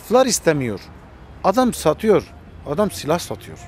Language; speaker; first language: Turkish; non-native, fluent; Armenian